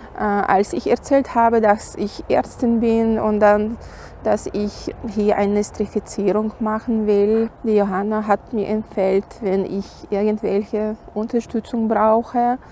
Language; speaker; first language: German; non-native, fluent; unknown